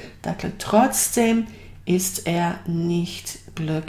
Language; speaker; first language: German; non-native, fluent; Bosnian